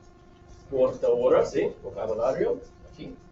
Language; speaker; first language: Spanish; non-native, fluent; English